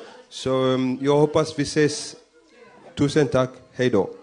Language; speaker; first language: Swedish; non-native, fluent; Persian